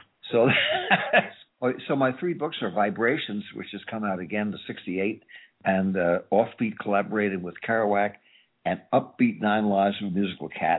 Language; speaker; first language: English; native; English